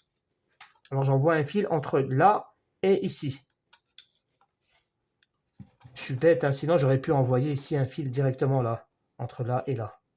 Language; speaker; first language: French; native; French